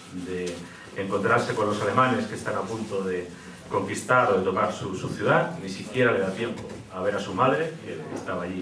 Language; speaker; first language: Spanish; native; Spanish